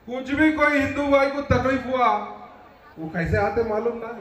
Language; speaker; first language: Hindi; non-native, local second language; Telugu